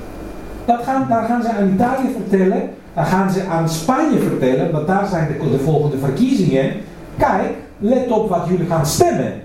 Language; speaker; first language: Dutch; non-native, fluent; Greek